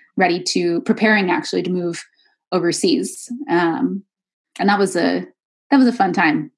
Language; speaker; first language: English; native; English